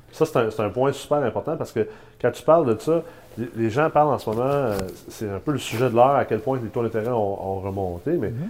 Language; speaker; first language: French; native; French